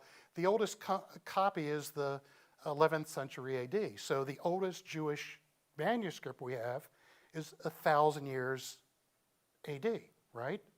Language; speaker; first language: English; native; English